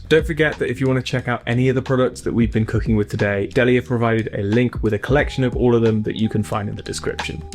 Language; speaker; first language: English; native; English